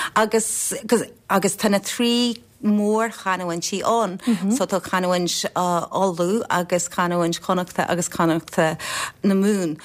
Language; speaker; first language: Irish; non-native, local second language; English